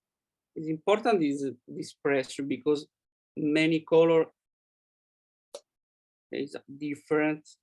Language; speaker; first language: English; non-native, learner; Italian